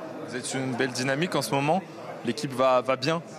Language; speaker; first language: French; native; French